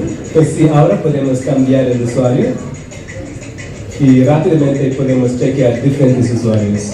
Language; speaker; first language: Spanish; non-native, fluent; English